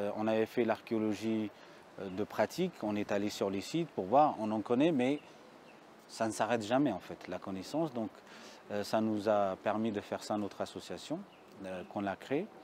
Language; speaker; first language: French; early bilingual, other home language; Amharic